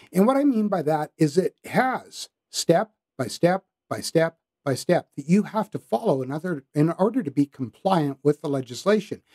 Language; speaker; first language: English; native; English